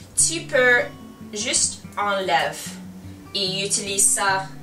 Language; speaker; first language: French; non-native, learner; English